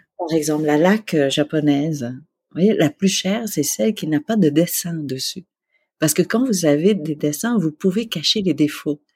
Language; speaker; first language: French; early bilingual, other home language; Vietnamese